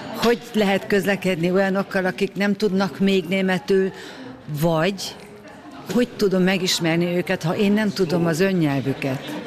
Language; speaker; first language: Hungarian; early bilingual, heritage; Hungarian